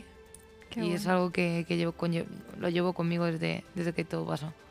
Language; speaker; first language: Spanish; native; Spanish